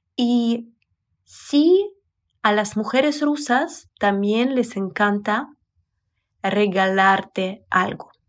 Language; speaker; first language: Spanish; non-native, fluent; Russian